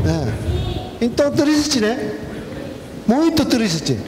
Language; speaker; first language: Portuguese; non-native, learner; Korean